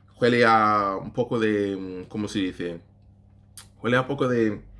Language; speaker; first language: Spanish; non-native, learner; English